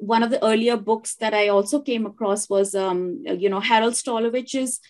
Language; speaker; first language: English; non-native, local second language; Hindi